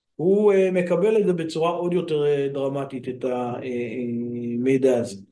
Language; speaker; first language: Hebrew; native; Hebrew